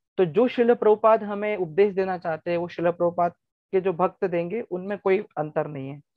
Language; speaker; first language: Hindi; non-native, local second language; Gujarati